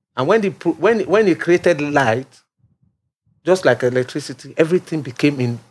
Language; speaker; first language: English; non-native, local second language; Yoruba